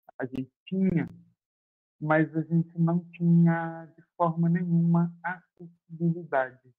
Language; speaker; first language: Portuguese; native; Portuguese